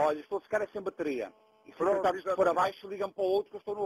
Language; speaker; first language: Portuguese; native; Portuguese